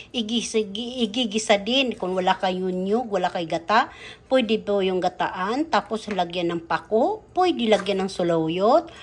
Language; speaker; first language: Filipino; native; Filipino